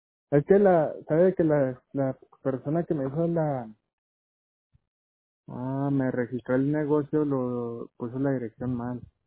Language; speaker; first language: Spanish; native; Spanish